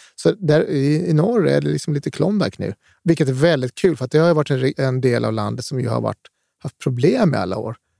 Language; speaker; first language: Swedish; native; Swedish